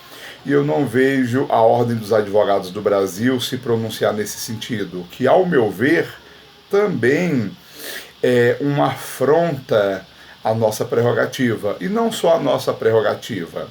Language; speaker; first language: Portuguese; native; Portuguese